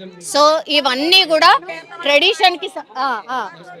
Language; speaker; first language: Telugu; native; Telugu